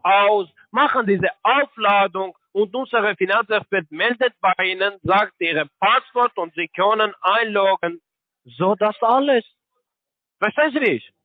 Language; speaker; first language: German; non-native, learner; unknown